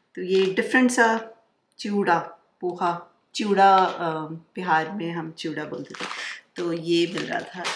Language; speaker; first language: Hindi; non-native, local second language; Bangla